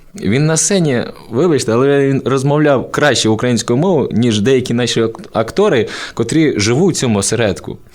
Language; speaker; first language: Ukrainian; native; Ukrainian